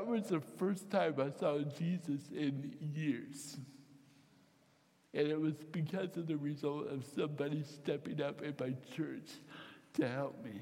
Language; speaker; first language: English; native; English